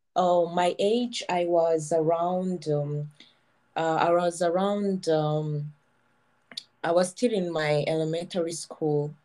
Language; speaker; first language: English; non-native, local second language; Kinyarwanda